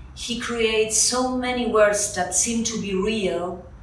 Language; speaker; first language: English; non-native, fluent; Spanish